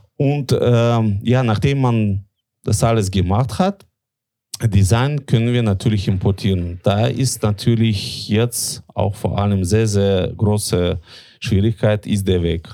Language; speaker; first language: German; non-native, fluent; Russian